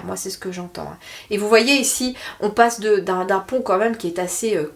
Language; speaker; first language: French; native; French